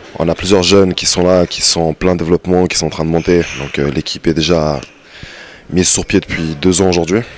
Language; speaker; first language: French; native; French